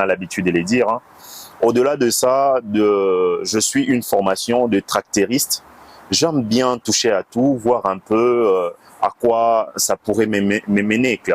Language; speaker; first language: French; non-native, local second language; Lingala